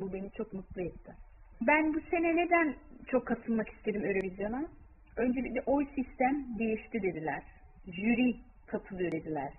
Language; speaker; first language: Turkish; early bilingual, heritage; Turkish